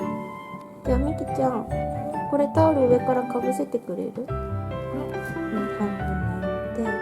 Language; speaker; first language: Japanese; native; Japanese